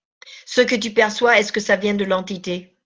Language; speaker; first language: French; native; French